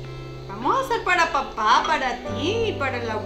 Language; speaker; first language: Spanish; native; Spanish